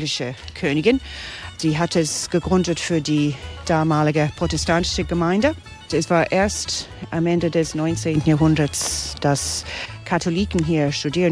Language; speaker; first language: German; non-native, fluent; English